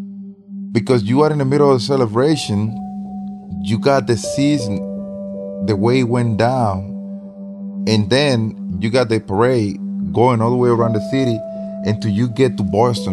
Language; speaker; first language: English; non-native, fluent; Spanish